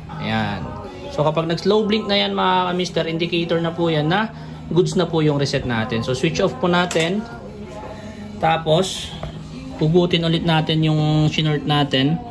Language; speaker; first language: Filipino; non-native, local second language; Cebuano